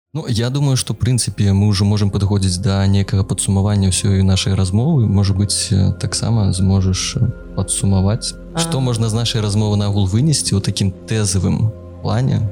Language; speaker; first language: Belarusian; non-native, local second language; Russian